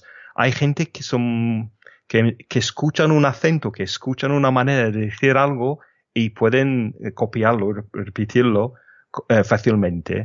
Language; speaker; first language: Spanish; non-native, fluent; English